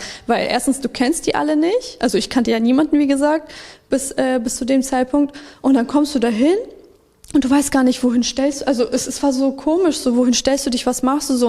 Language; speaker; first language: German; early bilingual, other home language; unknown